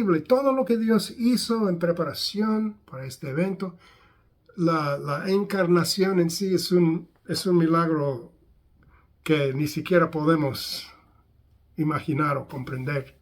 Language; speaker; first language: Spanish; non-native, fluent; English